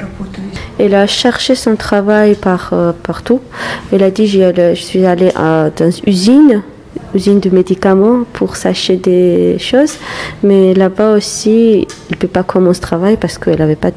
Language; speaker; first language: French; non-native, learner; Russian